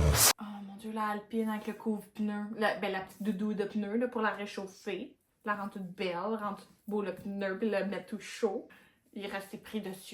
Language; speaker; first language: French; native; French